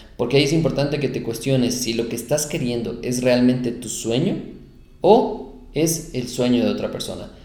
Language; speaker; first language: Spanish; native; Spanish